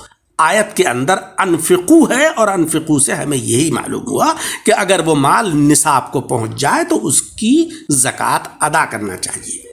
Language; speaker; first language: Urdu; native; Urdu